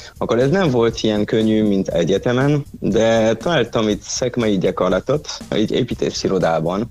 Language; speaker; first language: Hungarian; non-native, fluent; French